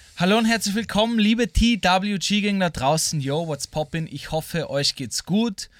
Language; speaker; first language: German; native; German